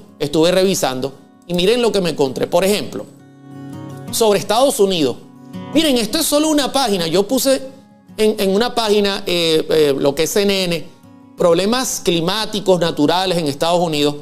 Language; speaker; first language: Spanish; native; Spanish